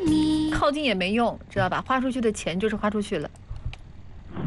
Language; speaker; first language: Chinese; native; Chinese